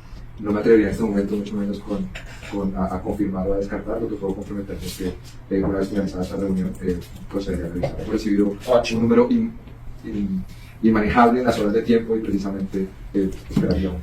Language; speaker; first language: Spanish; native; Spanish